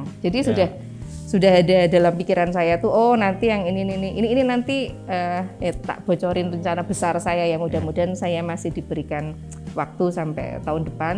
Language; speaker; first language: Indonesian; native; Indonesian